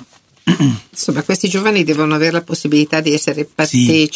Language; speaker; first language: Italian; native; Italian